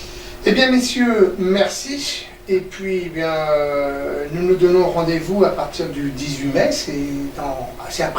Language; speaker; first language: French; native; French